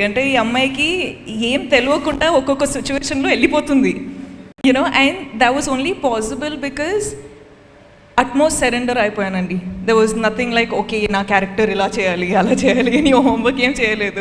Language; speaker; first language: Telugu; non-native, local second language; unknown